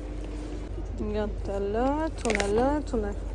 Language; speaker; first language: French; native; French